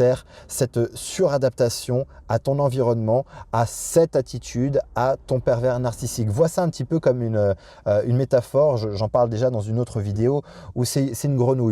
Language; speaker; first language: French; native; French